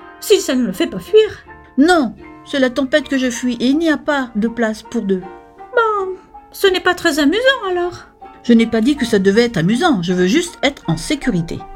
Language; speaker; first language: French; native; French